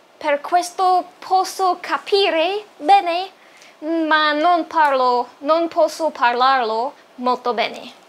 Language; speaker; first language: Italian; non-native, learner; English